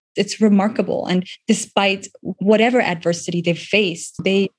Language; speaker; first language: English; non-native, local second language; Persian